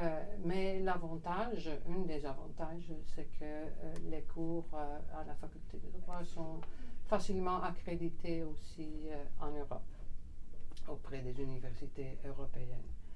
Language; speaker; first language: French; non-native, fluent; Dutch